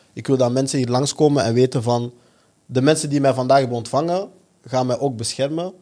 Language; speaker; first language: Dutch; early bilingual, other home language; French